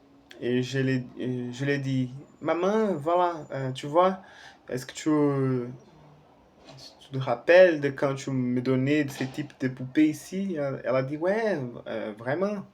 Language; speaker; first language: French; non-native, fluent; Portuguese